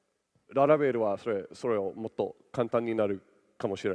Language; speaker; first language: Japanese; non-native, local second language; English